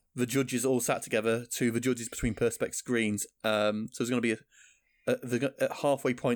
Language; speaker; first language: English; native; English